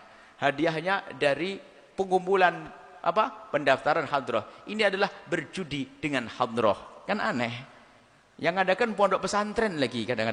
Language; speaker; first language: Indonesian; non-native, local second language; Javanese